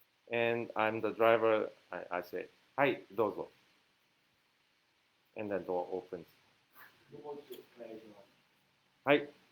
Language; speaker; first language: English; non-native, fluent; Japanese